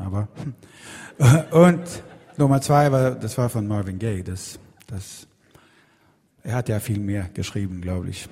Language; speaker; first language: German; non-native, learner; Swedish